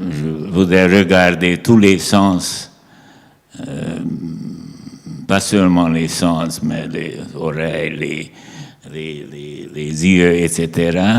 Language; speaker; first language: French; non-native, learner; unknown